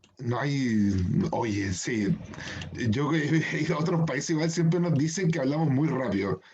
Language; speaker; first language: Spanish; native; Spanish